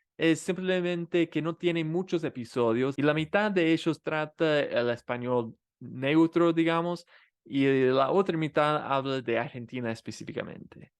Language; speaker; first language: Spanish; non-native, fluent; English